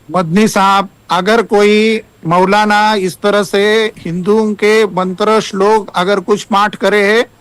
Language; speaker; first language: Hindi; non-native, local second language; Marathi